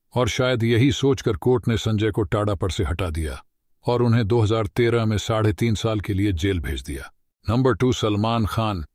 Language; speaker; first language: Hindi; native; Hindi